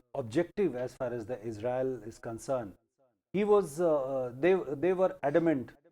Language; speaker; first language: English; non-native, local second language; Hindi